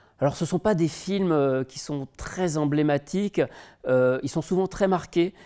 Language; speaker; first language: French; native; French